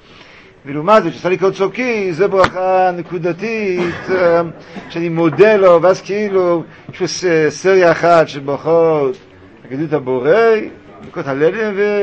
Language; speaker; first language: Hebrew; native; Hebrew